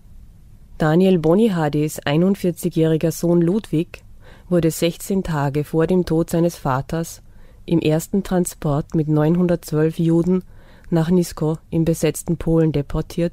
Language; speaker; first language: German; native; German